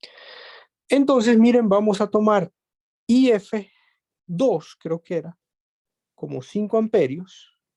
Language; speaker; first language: Spanish; native; Spanish